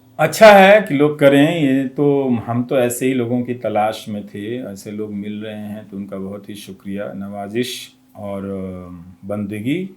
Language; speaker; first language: Hindi; non-native, local second language; Bhojpuri